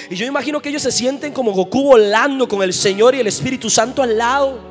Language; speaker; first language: Spanish; native; Spanish